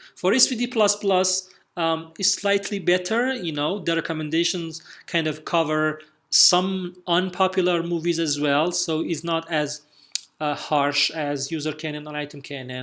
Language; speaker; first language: English; non-native, fluent; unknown